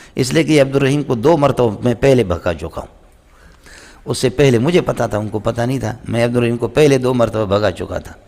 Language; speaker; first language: Urdu; non-native, local second language; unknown